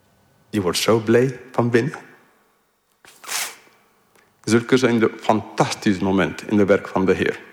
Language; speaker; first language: Dutch; non-native, fluent; English